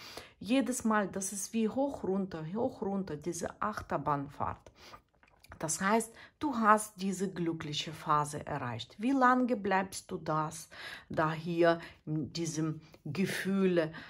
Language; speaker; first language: German; non-native, fluent; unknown